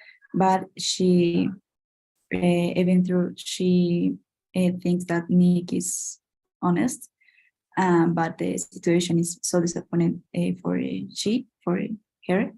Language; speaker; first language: English; non-native, learner; Spanish